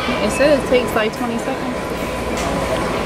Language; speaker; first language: English; native; English